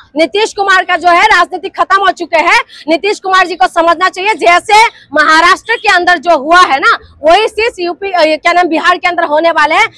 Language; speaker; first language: Hindi; non-native, local second language; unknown